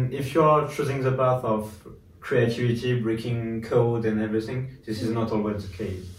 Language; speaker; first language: English; non-native, learner; French